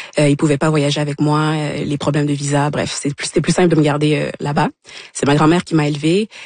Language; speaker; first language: French; early bilingual, other home language; Lingala